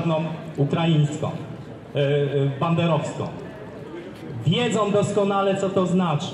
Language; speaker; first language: Polish; native; Polish